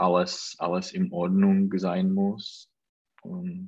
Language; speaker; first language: German; non-native, learner; Czech